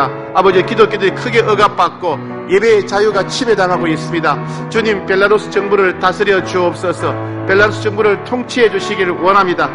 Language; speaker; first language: Korean; native; Korean